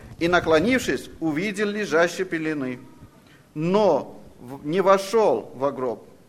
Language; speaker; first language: Russian; non-native, fluent; Armenian